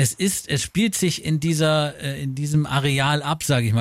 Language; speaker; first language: German; native; German